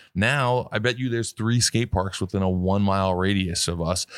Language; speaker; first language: English; native; English